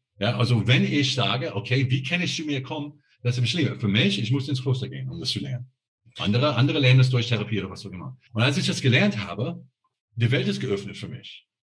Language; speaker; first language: German; non-native, fluent; English